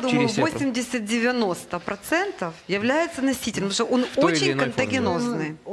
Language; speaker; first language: Russian; native; Russian